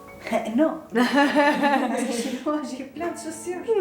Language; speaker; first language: French; non-native, fluent; Albanian